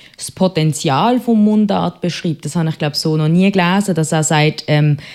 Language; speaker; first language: German; native; German